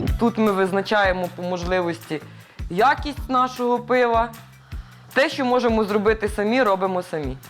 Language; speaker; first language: Ukrainian; native; Ukrainian